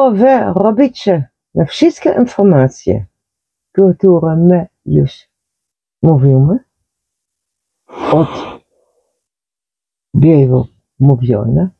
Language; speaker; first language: Polish; non-native, learner; Dutch